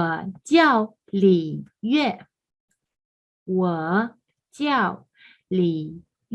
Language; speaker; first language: Chinese; non-native, fluent; Mongolian